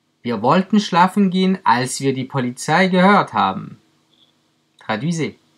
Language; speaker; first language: German; non-native, fluent; French